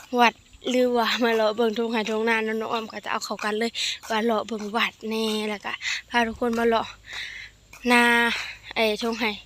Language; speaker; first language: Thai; non-native, local second language; Lao